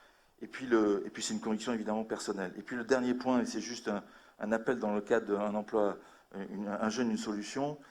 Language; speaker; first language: French; native; French